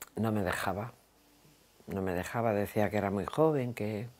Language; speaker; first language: Spanish; native; Spanish